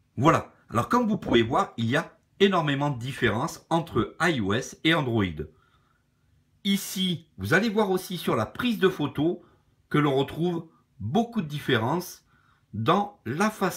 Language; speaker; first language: French; native; French